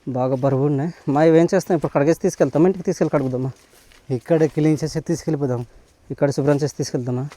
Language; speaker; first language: Telugu; non-native, local second language; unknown